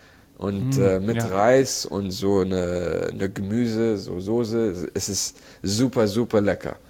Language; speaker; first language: German; non-native, learner; Arabic